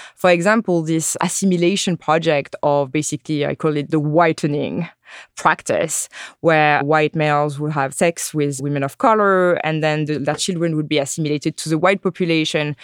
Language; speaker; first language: English; non-native, fluent; French